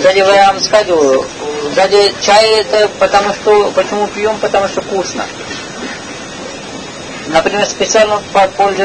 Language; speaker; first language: Russian; non-native, learner; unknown